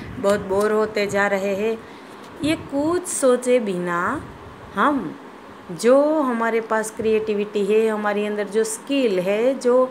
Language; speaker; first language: Hindi; non-native, local second language; Gujarati